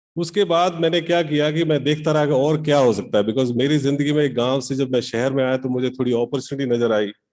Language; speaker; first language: Hindi; native; Hindi